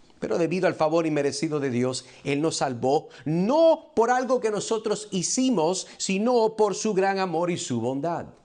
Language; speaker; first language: Spanish; early bilingual, heritage; Spanish